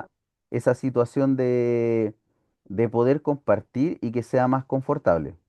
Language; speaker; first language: Spanish; native; Spanish